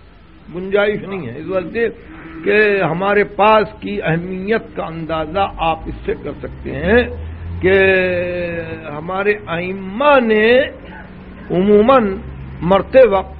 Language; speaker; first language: Urdu; native; Urdu